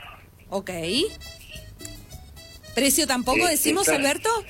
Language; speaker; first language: Spanish; native; Spanish